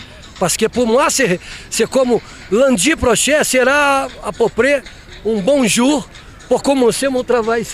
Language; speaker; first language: French; non-native, fluent; Portuguese